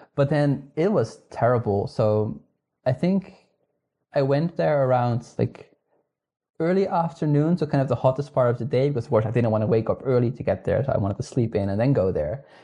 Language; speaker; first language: English; non-native, fluent; Dutch